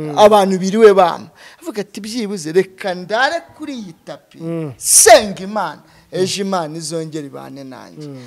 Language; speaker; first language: Kinyarwanda; native; Kinyarwanda